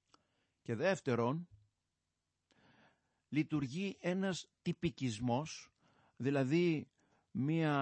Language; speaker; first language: Greek; native; Greek